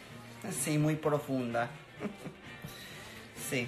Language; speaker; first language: Spanish; non-native, learner; English